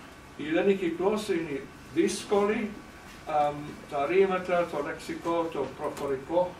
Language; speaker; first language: Greek; non-native, learner; Finnish